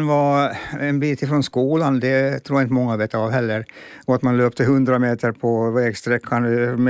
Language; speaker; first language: Swedish; non-native, local second language; Finnish